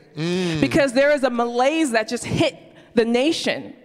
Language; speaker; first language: English; early bilingual, other home language; Yoruba